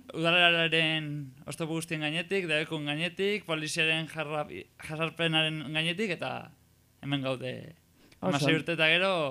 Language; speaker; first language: Basque; non-native, local second language; Spanish